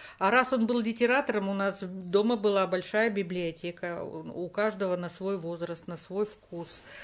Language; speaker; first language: Russian; native; Russian